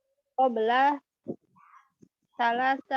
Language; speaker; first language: Arabic; non-native, learner; Indonesian